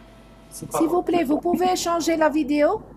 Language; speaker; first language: French; non-native, local second language; Arabic